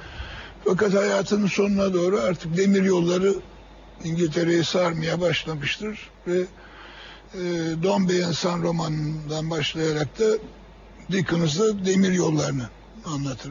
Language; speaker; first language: Turkish; native; Turkish